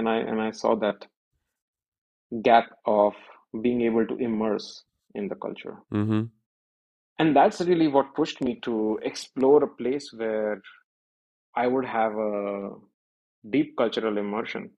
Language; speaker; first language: English; non-native, local second language; Hindi